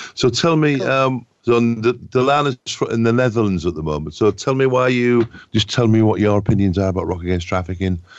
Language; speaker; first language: English; native; English